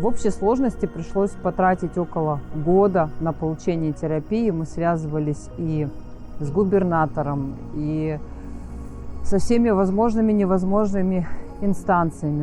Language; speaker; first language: Russian; native; Russian